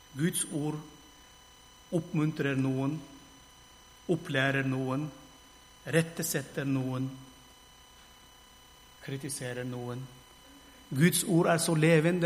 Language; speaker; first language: Norwegian; non-native, fluent; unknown